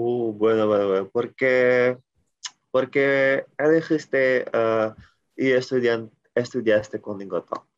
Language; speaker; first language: Spanish; non-native, learner; Indonesian